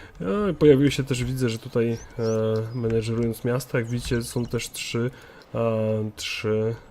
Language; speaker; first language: Polish; native; Polish